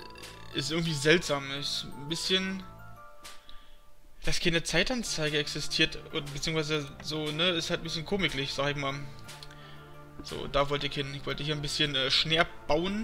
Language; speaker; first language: German; native; German